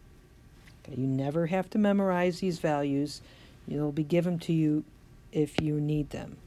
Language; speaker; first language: English; native; English